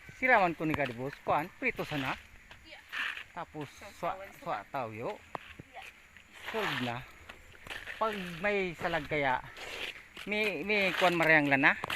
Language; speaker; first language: Filipino; non-native, local second language; Bikol